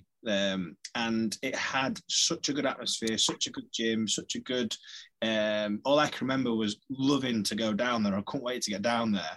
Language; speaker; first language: English; native; English